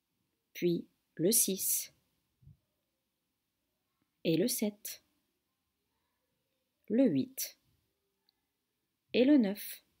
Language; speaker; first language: French; native; French